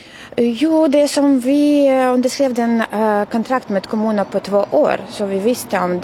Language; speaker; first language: Swedish; non-native, fluent; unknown